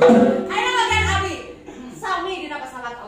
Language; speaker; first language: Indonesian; non-native, local second language; Sundanese